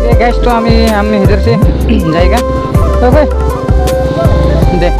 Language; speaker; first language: Hindi; non-native, local second language; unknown